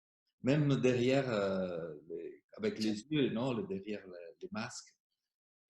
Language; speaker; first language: French; non-native, fluent; Italian